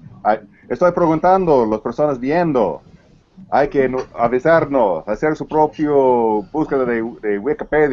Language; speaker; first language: Spanish; non-native, fluent; English